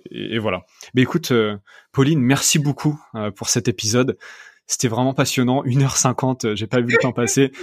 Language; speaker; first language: French; native; French